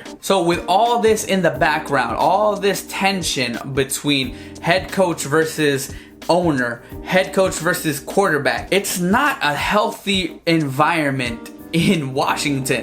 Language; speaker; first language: English; native; English